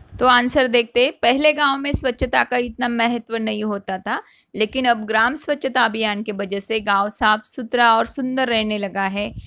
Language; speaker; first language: Hindi; non-native, local second language; Marathi